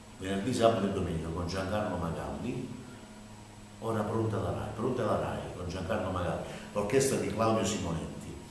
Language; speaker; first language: Italian; native; Italian